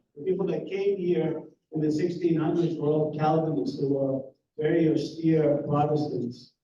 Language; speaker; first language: English; non-native, fluent; Greek